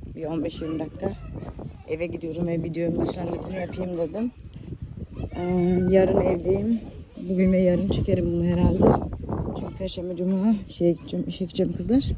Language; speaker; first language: Turkish; early bilingual, heritage; Turkish